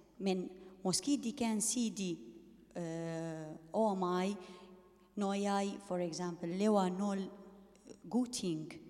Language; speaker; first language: Danish; non-native, learner; Arabic